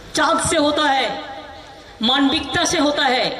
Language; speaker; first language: Hindi; non-native, local second language; Bangla